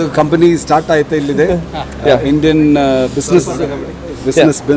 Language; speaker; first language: Kannada; non-native, local second language; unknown